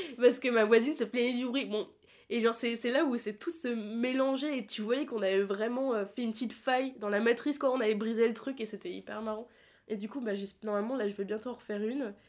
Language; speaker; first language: French; native; French